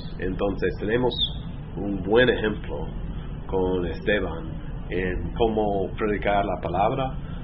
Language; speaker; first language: Spanish; non-native, fluent; English